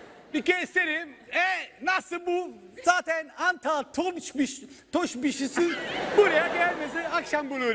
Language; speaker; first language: Turkish; non-native, fluent; Italian